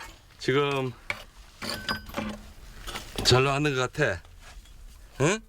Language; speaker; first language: Korean; native; Korean